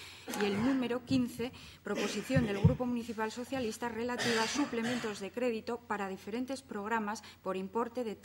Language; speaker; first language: Spanish; native; Spanish